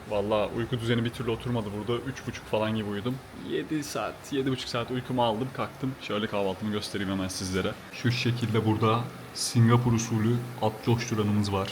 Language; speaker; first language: Turkish; native; Turkish